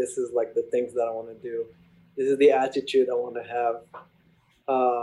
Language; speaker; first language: English; non-native, fluent; Arabic